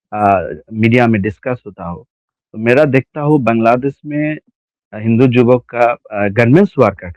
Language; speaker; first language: Hindi; non-native, learner; Bangla